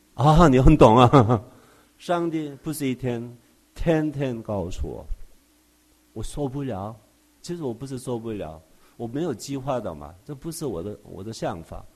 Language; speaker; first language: Chinese; non-native, fluent; Korean